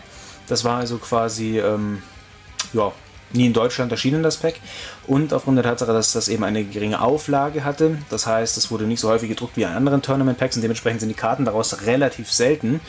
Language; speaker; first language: German; native; German